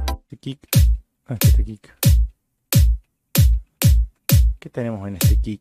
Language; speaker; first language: Spanish; native; Spanish